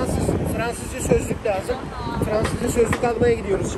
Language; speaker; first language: Turkish; native; Turkish